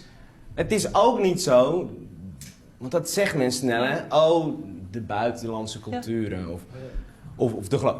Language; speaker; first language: Dutch; native; Dutch